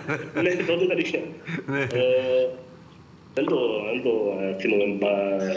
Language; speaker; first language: Greek; early bilingual, other home language; English